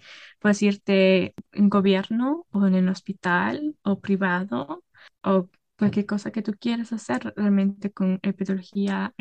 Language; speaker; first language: Spanish; early bilingual, heritage; Spanish